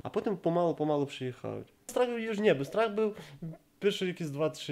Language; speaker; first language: Polish; non-native, learner; Ukrainian